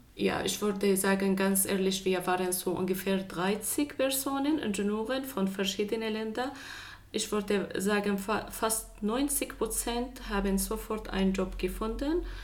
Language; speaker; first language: German; non-native, fluent; Arabic